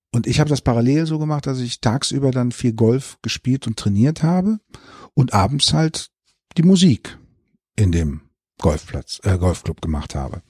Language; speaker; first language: German; native; German